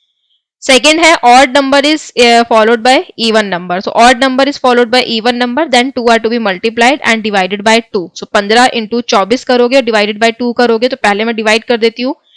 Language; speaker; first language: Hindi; native; Hindi